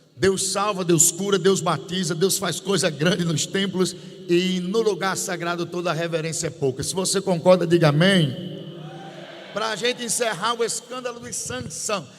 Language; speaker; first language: Portuguese; native; Portuguese